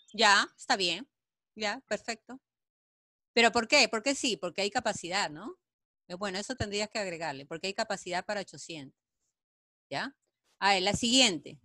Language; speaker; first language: Spanish; native; Spanish